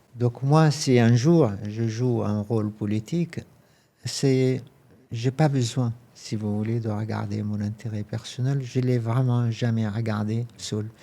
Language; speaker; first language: French; non-native, fluent; Arabic